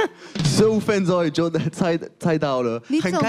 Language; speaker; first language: Chinese; non-native, fluent; French